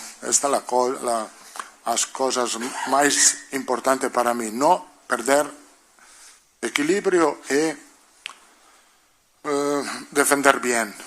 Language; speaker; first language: Portuguese; non-native, learner; Italian